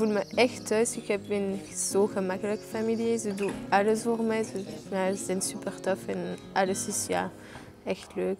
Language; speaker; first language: Dutch; non-native, local second language; French